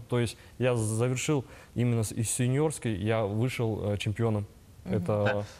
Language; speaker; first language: Russian; native; Russian